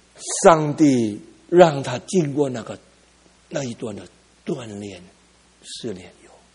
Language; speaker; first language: Chinese; early bilingual, heritage; Cantonese